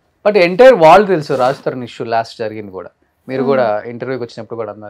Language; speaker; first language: Telugu; native; Telugu